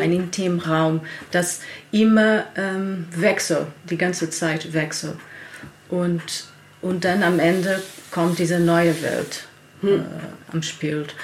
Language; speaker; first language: German; non-native, learner; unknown